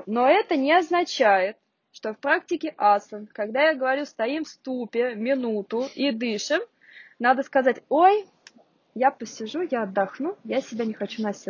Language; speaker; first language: Russian; native; Russian